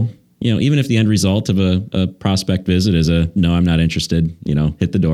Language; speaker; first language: English; native; English